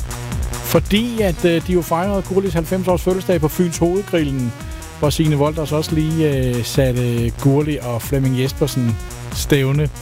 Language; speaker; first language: Danish; native; Danish